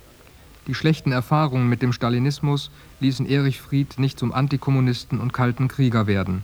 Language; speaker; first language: German; native; German